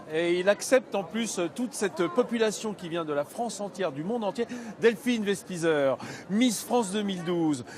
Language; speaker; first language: French; native; French